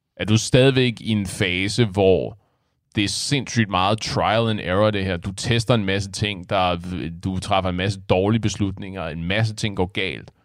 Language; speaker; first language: Danish; native; Danish